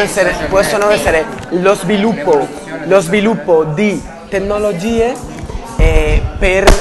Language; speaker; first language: Italian; non-native, learner; Spanish